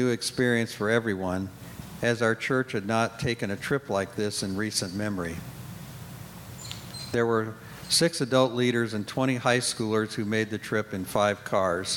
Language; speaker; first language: English; native; English